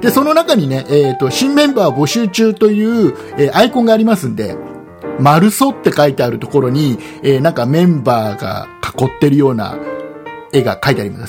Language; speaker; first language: Japanese; native; Japanese